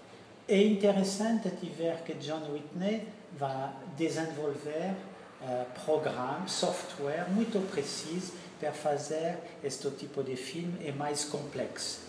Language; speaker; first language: Portuguese; non-native, fluent; French